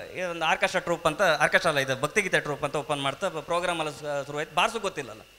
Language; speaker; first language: Kannada; native; Kannada